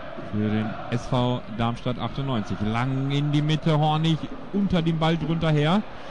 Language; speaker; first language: German; native; German